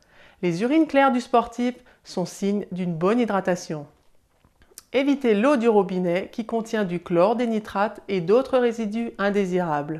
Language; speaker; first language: French; native; French